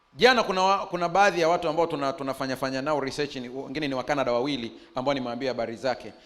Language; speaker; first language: Swahili; native; Swahili